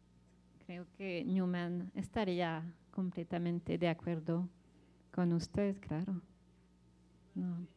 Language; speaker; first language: Spanish; non-native, fluent; French